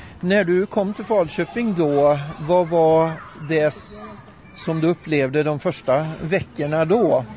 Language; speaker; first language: Swedish; native; Swedish